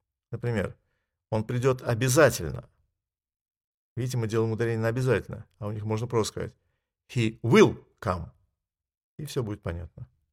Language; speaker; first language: Russian; native; Russian